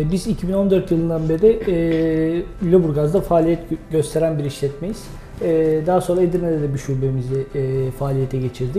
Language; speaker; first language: Turkish; native; Turkish